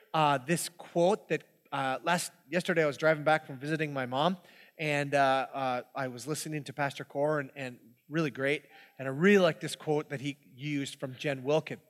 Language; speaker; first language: English; native; English